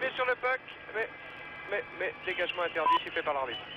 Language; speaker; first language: French; native; French